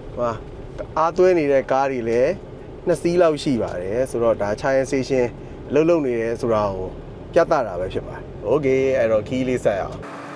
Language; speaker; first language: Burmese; native; Burmese